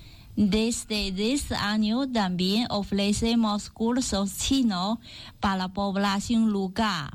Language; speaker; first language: Spanish; non-native, learner; Chinese